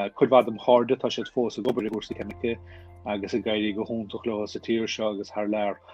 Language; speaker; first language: Irish; native; Irish